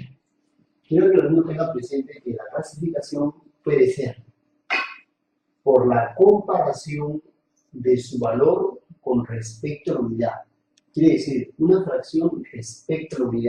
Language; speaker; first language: Spanish; native; Spanish